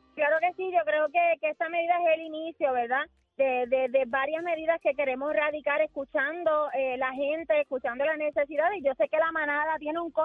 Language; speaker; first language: Spanish; native; Spanish